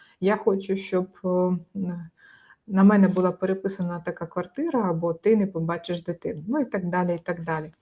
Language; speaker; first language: Ukrainian; native; Ukrainian